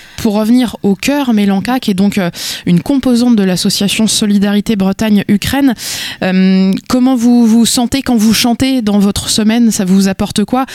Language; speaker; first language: French; native; French